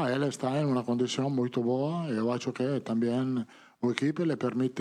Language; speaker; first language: Portuguese; non-native, fluent; Italian